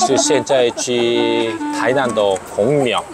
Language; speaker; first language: Chinese; non-native, learner; Korean